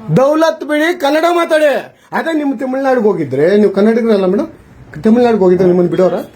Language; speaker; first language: Kannada; native; Kannada